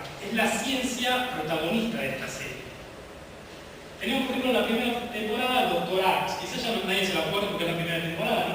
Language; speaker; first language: Spanish; native; Spanish